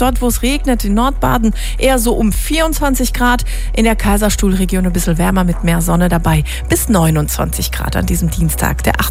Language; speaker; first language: German; native; German